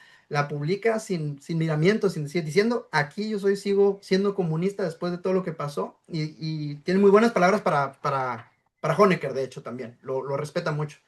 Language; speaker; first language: Spanish; native; Spanish